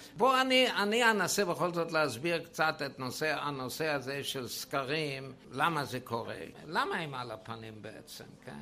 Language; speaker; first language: Hebrew; non-native, fluent; German